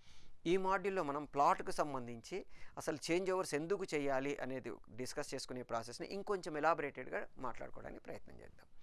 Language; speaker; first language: Telugu; native; Telugu